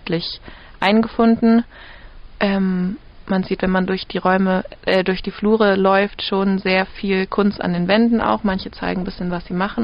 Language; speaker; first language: German; native; German